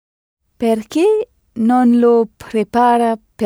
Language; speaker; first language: Italian; non-native, learner; French